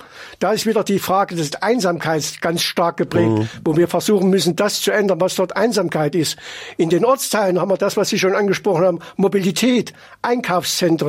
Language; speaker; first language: German; native; German